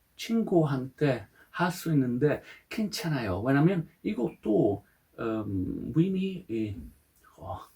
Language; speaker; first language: Korean; non-native, fluent; Italian